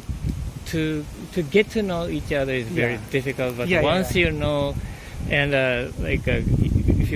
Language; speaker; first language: English; non-native, learner; Japanese